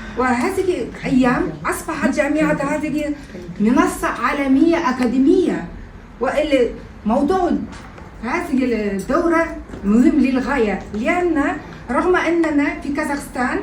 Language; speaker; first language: Arabic; non-native, fluent; Kazakh